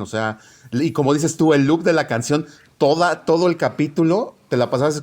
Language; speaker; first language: Spanish; native; Spanish